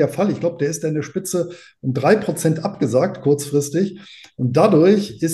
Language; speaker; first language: German; native; German